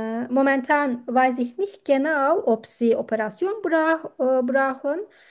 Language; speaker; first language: German; non-native, fluent; Turkish